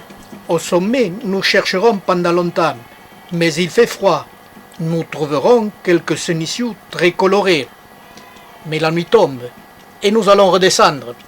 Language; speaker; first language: French; native; French